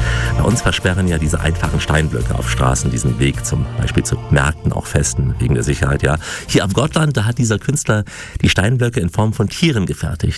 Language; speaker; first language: German; native; German